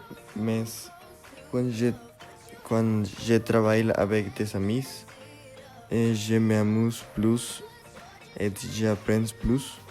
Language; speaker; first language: French; non-native, learner; Spanish